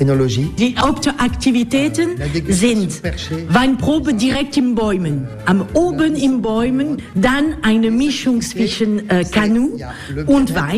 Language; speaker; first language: German; non-native, learner; French